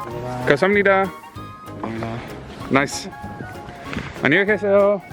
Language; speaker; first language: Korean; non-native, learner; English